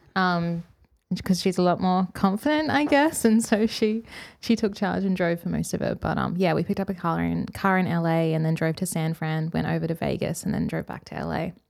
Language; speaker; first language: English; native; English